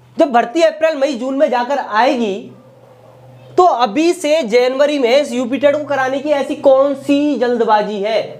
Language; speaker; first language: Hindi; native; Hindi